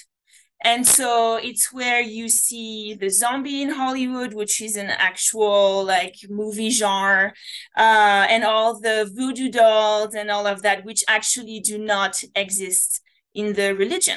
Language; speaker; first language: English; non-native, fluent; French